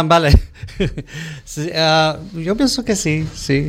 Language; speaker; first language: Spanish; early bilingual, heritage; Spanish